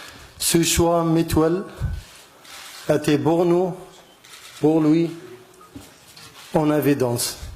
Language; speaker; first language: French; non-native, learner; Arabic